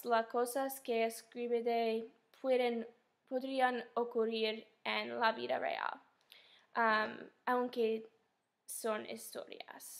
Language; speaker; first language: Spanish; non-native, fluent; English